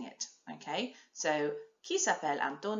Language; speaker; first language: French; non-native, fluent; English